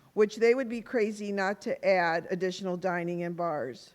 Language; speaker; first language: English; native; English